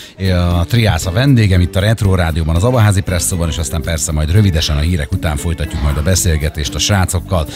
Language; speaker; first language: Hungarian; native; Hungarian